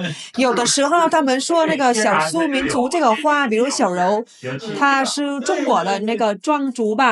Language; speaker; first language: Chinese; non-native, fluent; Vietnamese